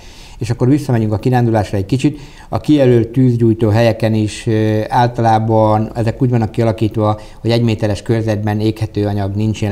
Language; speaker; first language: Hungarian; native; Hungarian